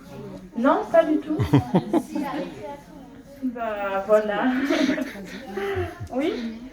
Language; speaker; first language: French; non-native, fluent; German